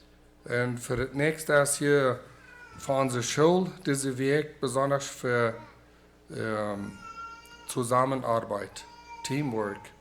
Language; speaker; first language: German; early bilingual, heritage; Plautdietsch